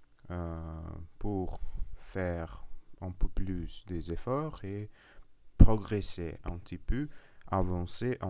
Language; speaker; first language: French; non-native, learner; Russian